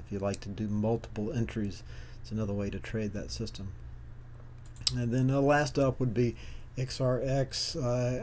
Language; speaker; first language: English; native; English